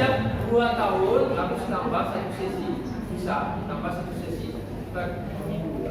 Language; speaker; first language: Indonesian; non-native, learner; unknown